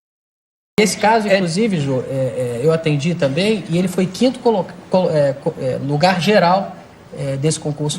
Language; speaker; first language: Portuguese; native; Portuguese